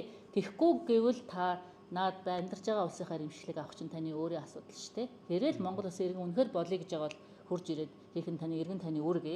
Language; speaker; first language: Mongolian; native; Mongolian